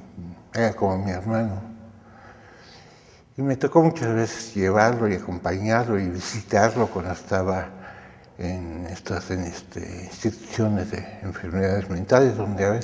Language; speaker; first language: Spanish; early bilingual, other home language; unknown